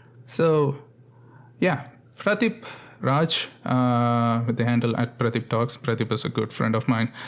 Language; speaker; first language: English; non-native, local second language; Tamil